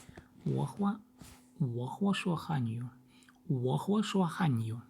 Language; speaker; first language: Chinese; non-native, learner; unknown